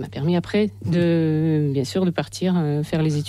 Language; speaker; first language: French; non-native, fluent; Russian